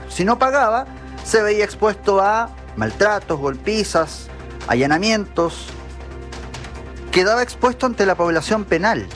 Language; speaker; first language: Spanish; native; Spanish